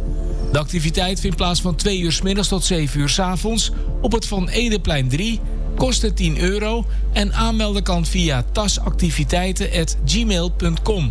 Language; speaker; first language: Dutch; native; Dutch